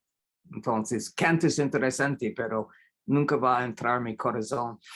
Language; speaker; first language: Spanish; non-native, fluent; English